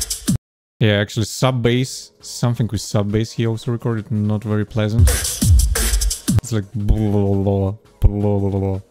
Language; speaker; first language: English; non-native, fluent; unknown